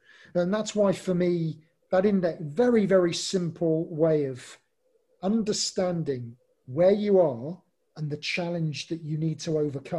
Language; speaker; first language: English; native; English